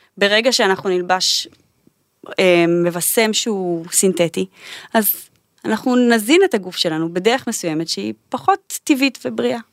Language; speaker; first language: Hebrew; native; Hebrew